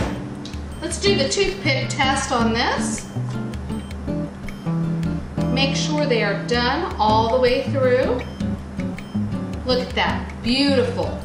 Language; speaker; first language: English; native; English